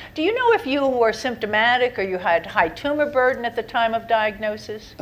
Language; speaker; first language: English; native; English